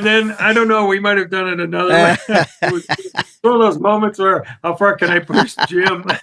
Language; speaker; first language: English; native; English